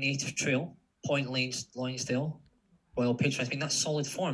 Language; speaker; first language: English; native; English